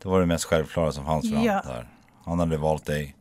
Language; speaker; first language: Swedish; native; Swedish